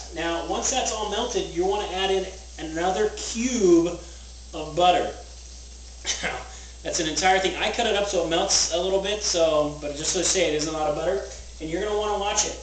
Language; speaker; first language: English; native; English